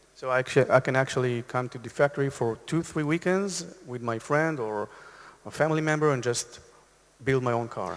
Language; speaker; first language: English; non-native, fluent; Hebrew